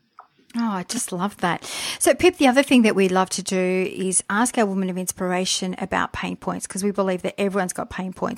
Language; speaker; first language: English; native; English